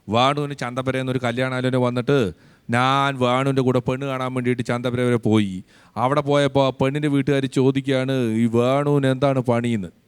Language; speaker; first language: Malayalam; native; Malayalam